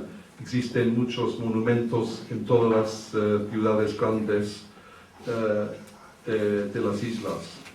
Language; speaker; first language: Spanish; early bilingual, heritage; English